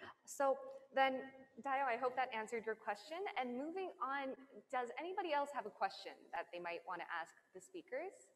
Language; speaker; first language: English; non-native, fluent; Korean